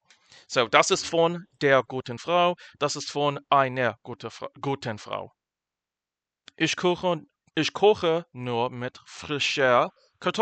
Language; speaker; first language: German; non-native, fluent; English